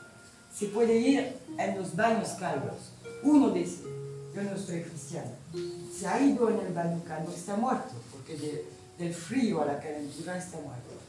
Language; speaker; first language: Spanish; non-native, learner; Greek